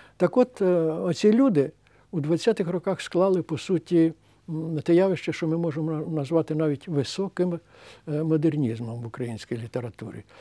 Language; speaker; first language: Ukrainian; native; Ukrainian